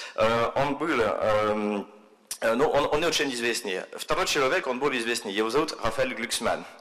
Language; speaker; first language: Russian; non-native, fluent; French